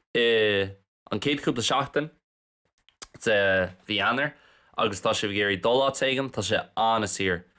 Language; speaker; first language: Irish; non-native, local second language; English